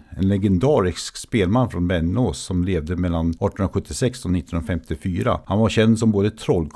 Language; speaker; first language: Swedish; native; Swedish